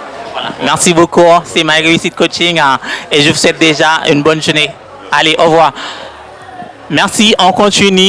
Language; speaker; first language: French; native; French